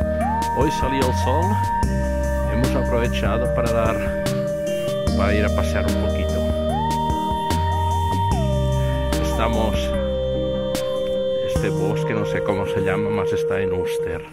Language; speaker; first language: Spanish; non-native, fluent; Portuguese